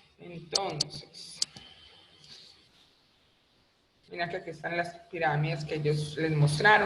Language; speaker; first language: Spanish; native; Spanish